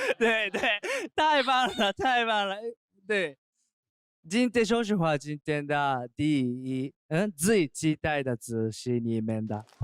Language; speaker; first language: Chinese; non-native, learner; Japanese